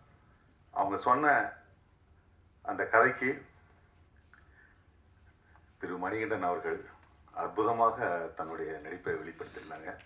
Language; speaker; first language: Tamil; native; Tamil